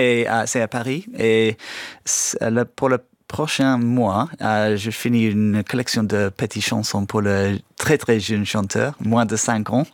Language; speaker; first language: French; non-native, fluent; English